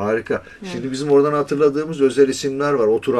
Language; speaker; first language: Turkish; native; Turkish